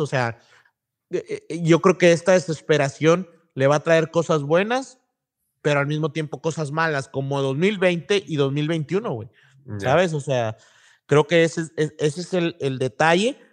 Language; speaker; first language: Spanish; native; Spanish